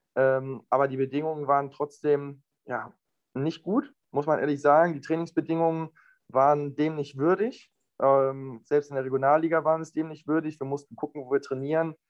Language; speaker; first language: German; native; German